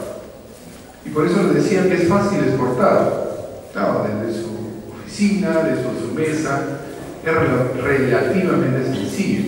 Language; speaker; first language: Spanish; native; Spanish